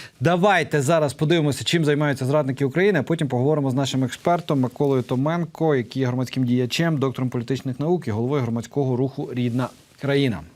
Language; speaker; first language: Ukrainian; native; Ukrainian